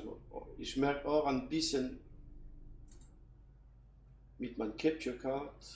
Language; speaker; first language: German; non-native, fluent; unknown